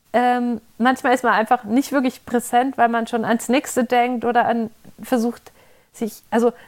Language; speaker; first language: German; native; German